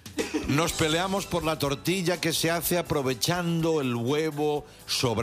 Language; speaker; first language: Spanish; native; Spanish